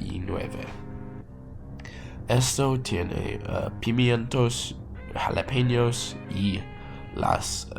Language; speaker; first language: Spanish; non-native, learner; English